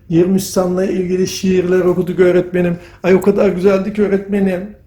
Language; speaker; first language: Turkish; early bilingual, heritage; Turkish